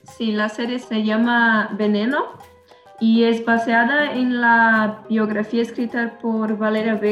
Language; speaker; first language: Spanish; non-native, learner; Portuguese